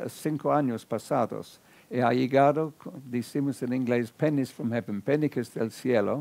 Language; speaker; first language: Spanish; non-native, fluent; English